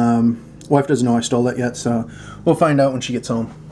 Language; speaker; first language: English; native; English